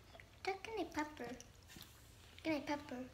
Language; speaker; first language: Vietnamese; early bilingual, heritage; Vietnamese